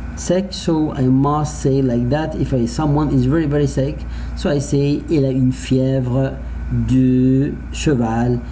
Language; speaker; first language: English; non-native, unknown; Arabic